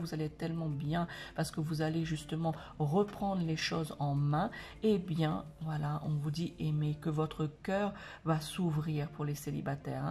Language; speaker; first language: French; native; French